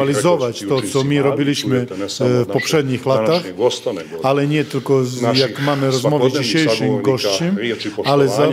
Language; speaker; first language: Polish; non-native, fluent; Serbian